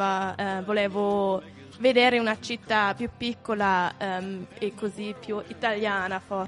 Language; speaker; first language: Italian; non-native, fluent; German